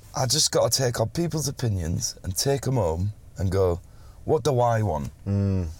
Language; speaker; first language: English; native; English